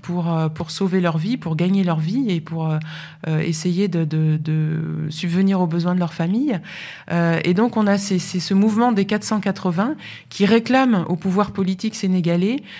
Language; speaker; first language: French; native; French